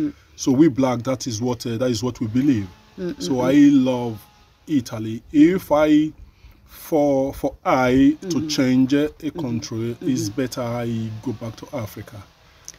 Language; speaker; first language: English; non-native, learner; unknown